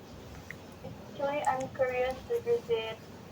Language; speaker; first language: English; non-native, learner; Indonesian